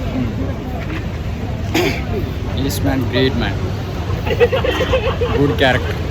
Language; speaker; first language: English; non-native, learner; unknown